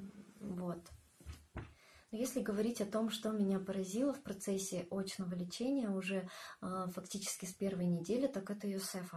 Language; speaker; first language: Russian; native; Russian